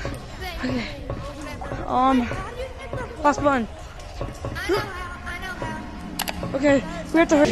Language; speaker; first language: English; native; English